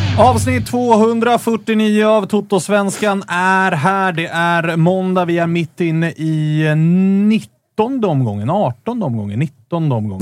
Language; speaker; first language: Swedish; native; Swedish